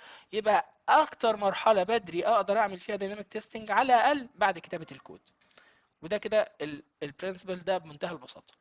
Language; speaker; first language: Arabic; native; Arabic